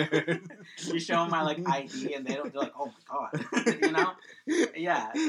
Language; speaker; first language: English; early bilingual, other home language; Spanish